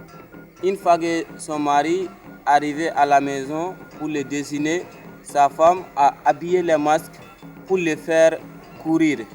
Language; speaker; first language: French; non-native, learner; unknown